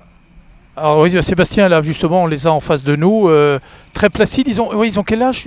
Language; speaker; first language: French; native; French